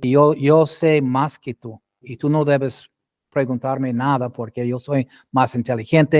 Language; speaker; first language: Spanish; non-native, fluent; English